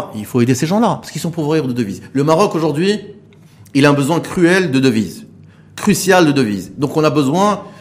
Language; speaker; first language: French; non-native, local second language; Arabic